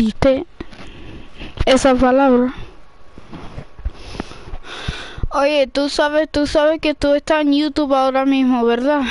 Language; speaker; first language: Spanish; early bilingual, heritage; English